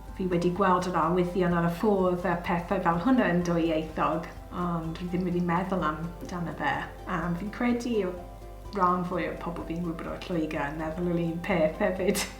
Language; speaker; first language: Welsh; non-native, learner; English